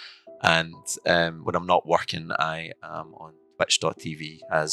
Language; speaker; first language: English; native; English